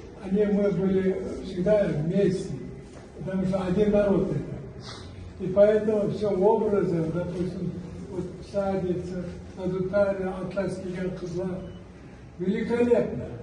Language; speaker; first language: Russian; non-native, local second language; Uzbek